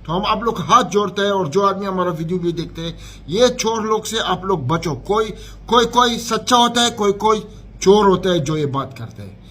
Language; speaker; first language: Hindi; non-native, learner; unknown